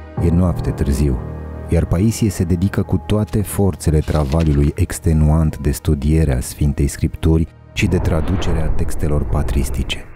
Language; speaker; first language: Romanian; native; Romanian